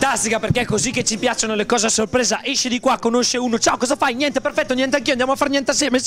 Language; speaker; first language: Italian; native; Italian